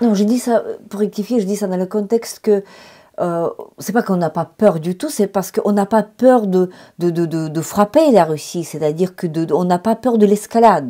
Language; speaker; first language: French; non-native, fluent; Ukrainian